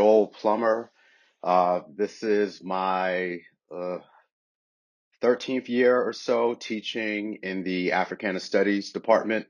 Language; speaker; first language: English; native; English